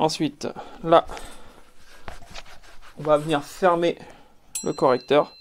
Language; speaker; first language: French; native; French